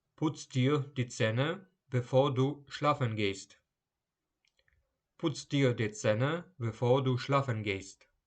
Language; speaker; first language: German; non-native, fluent; Ukrainian